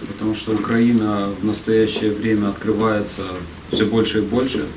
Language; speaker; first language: Russian; non-native, fluent; Italian